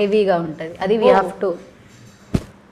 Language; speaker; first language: Telugu; non-native, learner; Malayalam